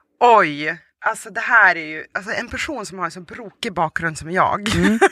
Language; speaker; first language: Swedish; early bilingual, other home language; Russian